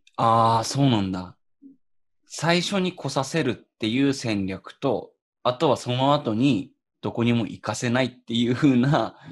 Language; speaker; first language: Japanese; native; Japanese